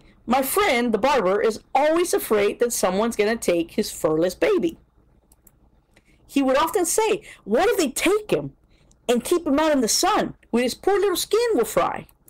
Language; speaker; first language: English; early bilingual, other home language; Spanish